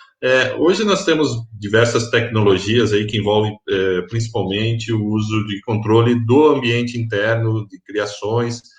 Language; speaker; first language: Portuguese; native; Portuguese